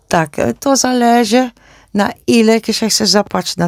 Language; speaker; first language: Polish; non-native, learner; Dutch